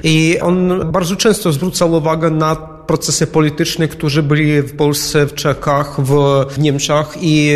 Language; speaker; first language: Polish; non-native, fluent; Ukrainian